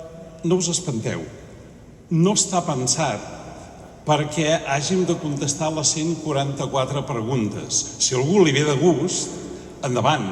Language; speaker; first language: Catalan; native; Catalan